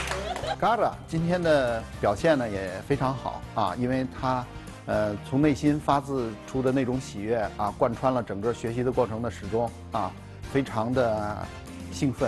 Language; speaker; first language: Chinese; native; Chinese